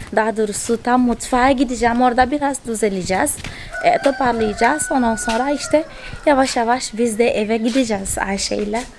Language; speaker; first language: Turkish; non-native, fluent; Portuguese